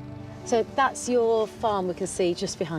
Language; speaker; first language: English; native; English